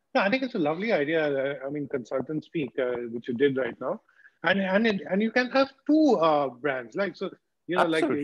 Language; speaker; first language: English; non-native, local second language; Bangla